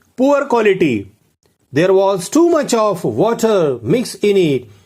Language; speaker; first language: English; non-native, local second language; Marathi